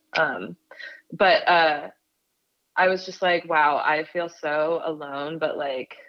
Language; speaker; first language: English; native; English